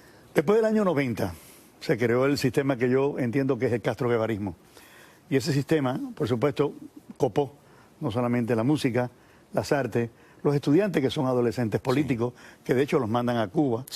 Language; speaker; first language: Spanish; native; Spanish